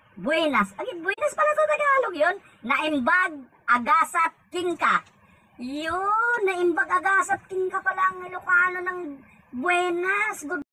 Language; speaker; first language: Filipino; non-native, local second language; Iloko